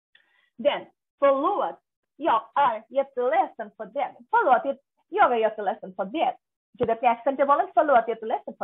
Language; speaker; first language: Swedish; non-native, learner; Bangla